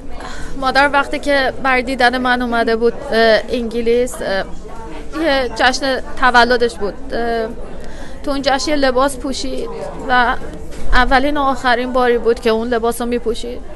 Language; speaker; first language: Persian; native; Persian